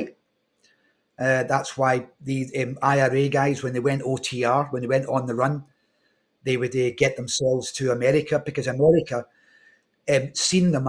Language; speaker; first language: English; native; English